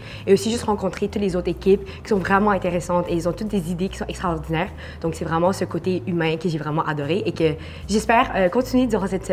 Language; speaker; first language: French; early bilingual, other home language; Chinese